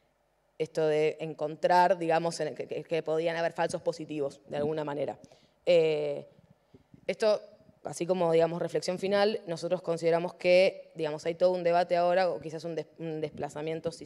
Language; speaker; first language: Spanish; native; Spanish